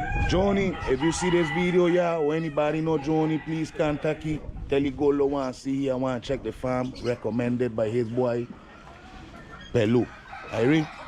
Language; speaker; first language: English; early bilingual, other home language; Spanish